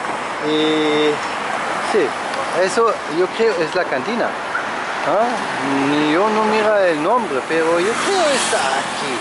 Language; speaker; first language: Spanish; non-native, learner; German